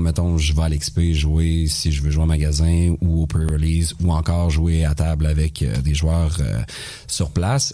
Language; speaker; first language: French; native; French